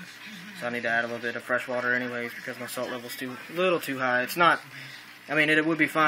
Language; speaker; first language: English; native; English